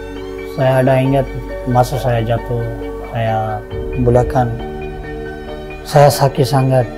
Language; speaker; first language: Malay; non-native, learner; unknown